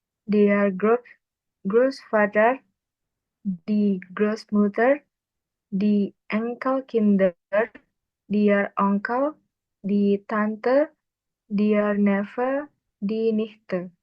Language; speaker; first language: German; non-native, learner; Indonesian